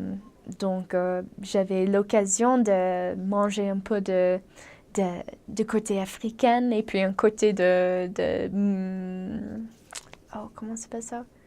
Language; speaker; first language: French; non-native, fluent; English